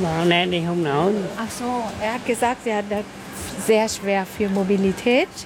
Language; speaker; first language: German; non-native, learner; Vietnamese